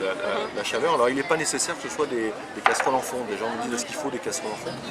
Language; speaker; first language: French; native; French